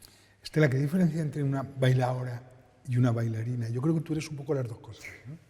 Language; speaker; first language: Spanish; native; Spanish